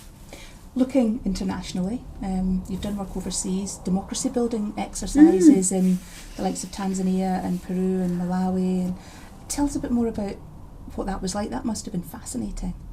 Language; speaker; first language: English; native; English